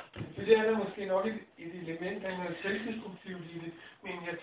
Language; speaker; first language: Danish; native; Danish